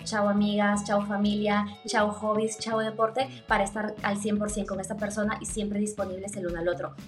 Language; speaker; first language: Spanish; native; Spanish